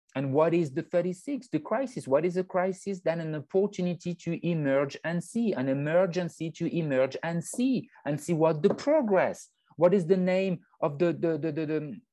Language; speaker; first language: English; non-native, fluent; French